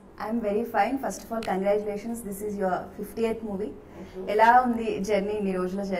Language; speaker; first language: Telugu; native; Telugu